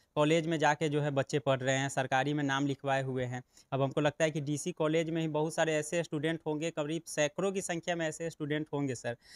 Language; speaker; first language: Hindi; native; Hindi